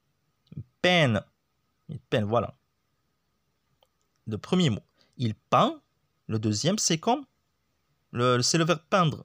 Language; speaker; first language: French; non-native, local second language; Arabic